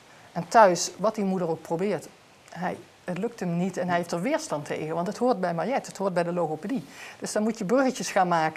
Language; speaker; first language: Dutch; native; Dutch